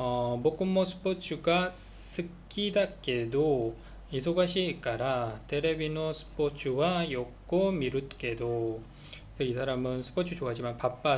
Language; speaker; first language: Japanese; non-native, learner; Korean